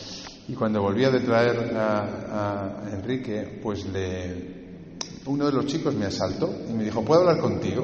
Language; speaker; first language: Spanish; native; Spanish